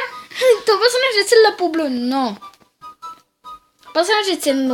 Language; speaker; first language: French; native; French